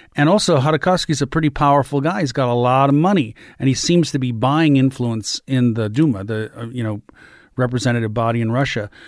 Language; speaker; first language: English; native; English